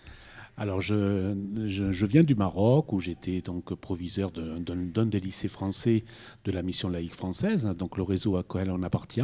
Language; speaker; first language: French; native; French